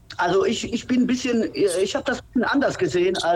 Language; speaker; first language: German; non-native, fluent; Polish